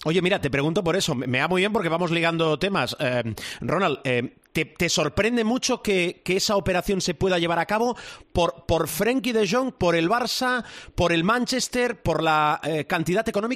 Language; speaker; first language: Spanish; native; Spanish